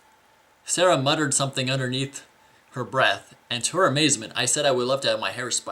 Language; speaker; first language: English; native; English